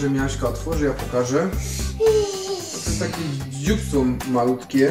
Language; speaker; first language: Polish; native; Polish